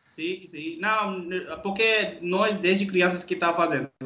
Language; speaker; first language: Portuguese; non-native, fluent; Urdu